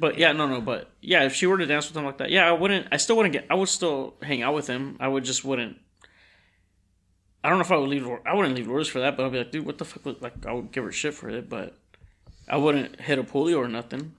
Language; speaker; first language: English; early bilingual, other home language; Spanish